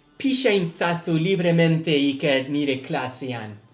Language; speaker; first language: Basque; non-native, learner; English